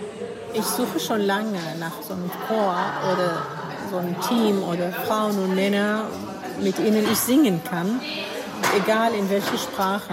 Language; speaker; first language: German; non-native, fluent; Arabic